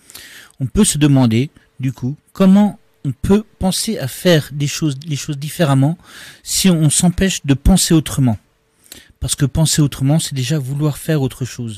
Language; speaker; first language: French; native; French